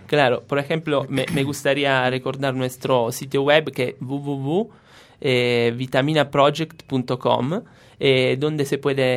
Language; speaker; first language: Spanish; non-native, fluent; Italian